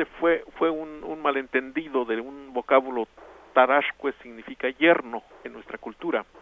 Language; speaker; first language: Spanish; non-native, local second language; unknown